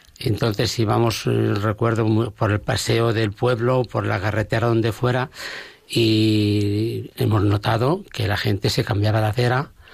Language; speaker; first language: Spanish; native; Spanish